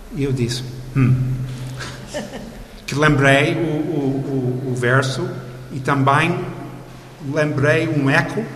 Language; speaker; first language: Portuguese; non-native, fluent; English